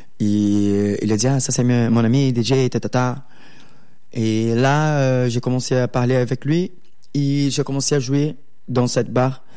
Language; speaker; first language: French; non-native, learner; Portuguese